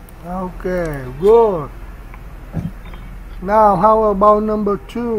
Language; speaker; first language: English; non-native, learner; Vietnamese